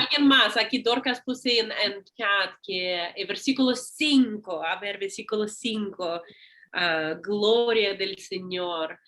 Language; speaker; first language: Spanish; non-native, learner; English